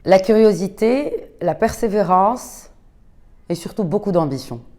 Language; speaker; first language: French; non-native, local second language; Arabic